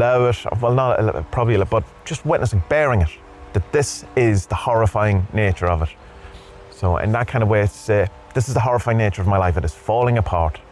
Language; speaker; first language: English; native; English